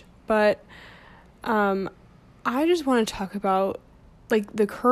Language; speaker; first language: English; native; English